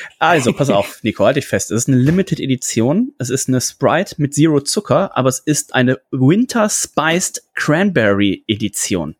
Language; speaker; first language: German; native; German